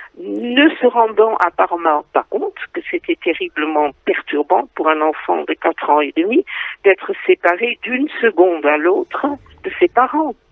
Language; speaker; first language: French; non-native, fluent; Dutch